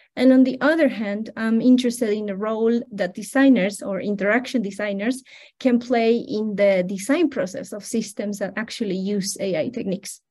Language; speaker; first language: English; non-native, fluent; Spanish